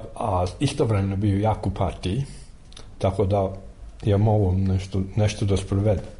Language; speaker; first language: Serbian; non-native, fluent; English